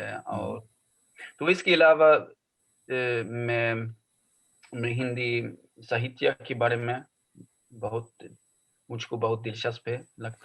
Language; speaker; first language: Hindi; non-native, learner; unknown